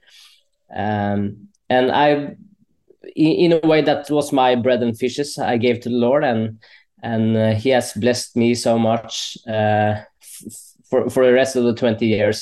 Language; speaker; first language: English; non-native, fluent; Norwegian